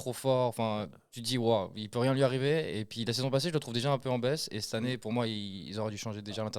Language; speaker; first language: French; native; French